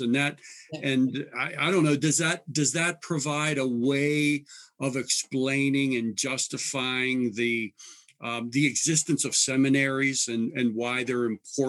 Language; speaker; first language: English; native; English